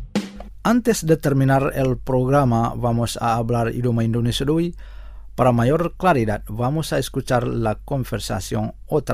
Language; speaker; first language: Spanish; non-native, fluent; Indonesian